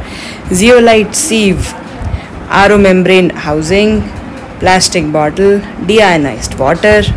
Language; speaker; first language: English; non-native, local second language; Hindi